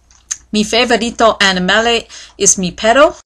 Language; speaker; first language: Spanish; non-native, learner; English